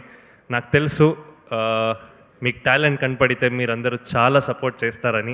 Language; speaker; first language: Telugu; non-native, learner; Kannada